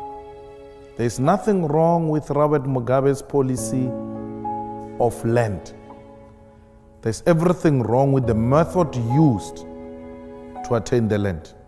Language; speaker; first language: English; non-native, local second language; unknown